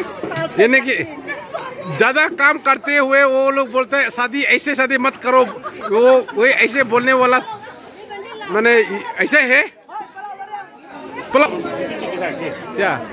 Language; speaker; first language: Hindi; non-native, local second language; Rongmei Naga